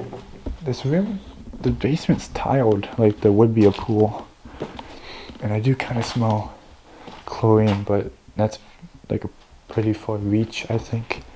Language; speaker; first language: English; native; English